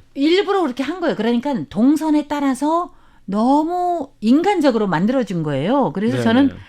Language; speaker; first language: Korean; non-native, fluent; Chinese